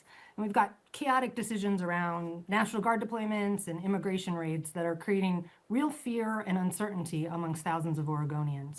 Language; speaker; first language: English; native; English